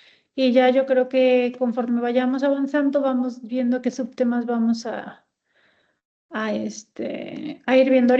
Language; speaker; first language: Spanish; native; Spanish